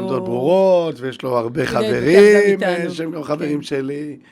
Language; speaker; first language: Hebrew; native; Hebrew